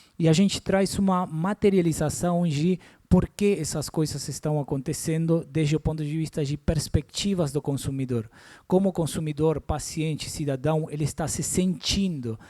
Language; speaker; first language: Portuguese; non-native, fluent; Spanish